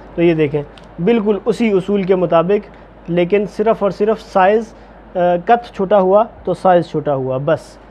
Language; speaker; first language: Urdu; non-native, local second language; Punjabi